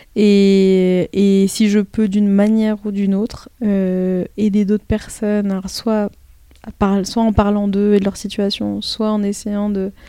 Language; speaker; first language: French; early bilingual, other home language; Arabic